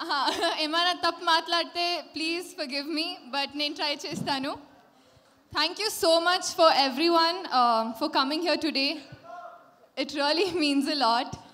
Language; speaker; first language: Telugu; non-native, local second language; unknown